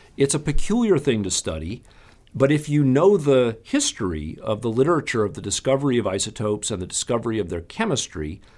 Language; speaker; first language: English; native; English